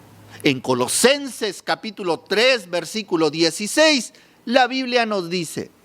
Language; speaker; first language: Spanish; native; Spanish